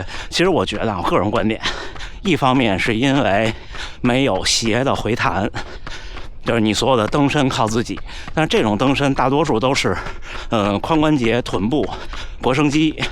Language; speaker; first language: Chinese; native; Chinese